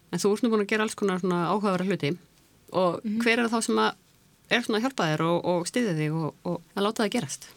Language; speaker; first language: Icelandic; native; Icelandic